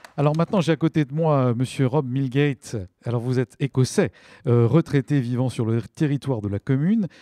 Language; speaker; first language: French; native; French